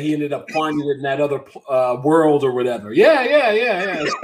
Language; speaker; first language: English; native; English